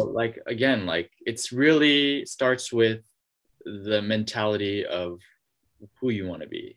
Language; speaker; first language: English; native; English